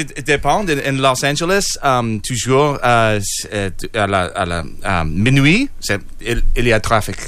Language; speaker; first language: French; non-native, learner; English